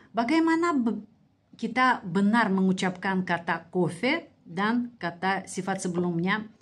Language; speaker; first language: Indonesian; non-native, fluent; Russian